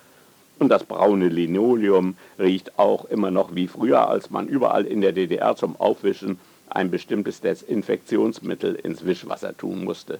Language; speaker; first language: German; native; German